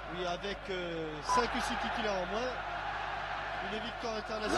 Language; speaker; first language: French; native; French